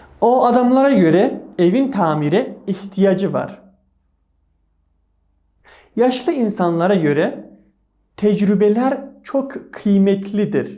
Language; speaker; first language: Turkish; non-native, fluent; Persian